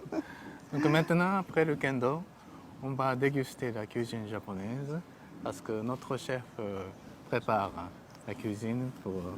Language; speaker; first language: French; non-native, fluent; Japanese